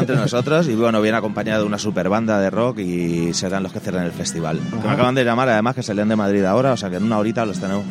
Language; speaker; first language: Spanish; native; Spanish